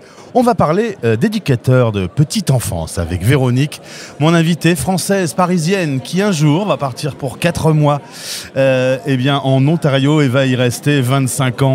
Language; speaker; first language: French; native; French